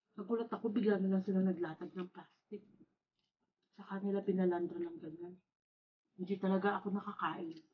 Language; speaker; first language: Filipino; non-native, local second language; Iloko